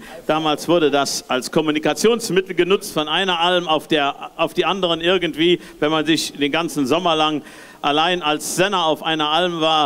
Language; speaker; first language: German; native; German